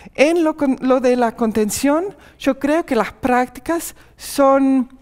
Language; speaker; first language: Spanish; non-native, fluent; English